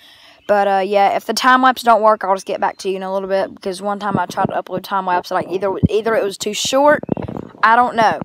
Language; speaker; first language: English; native; English